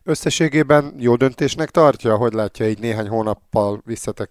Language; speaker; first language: Hungarian; native; Hungarian